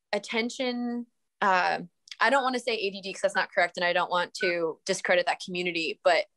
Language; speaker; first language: English; native; English